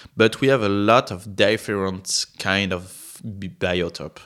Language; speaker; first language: English; non-native, fluent; French